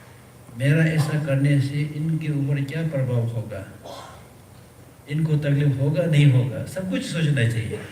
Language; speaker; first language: Hindi; early bilingual, other home language; Tibetan